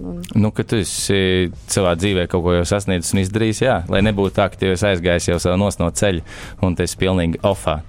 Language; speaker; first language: Latvian; native; Latvian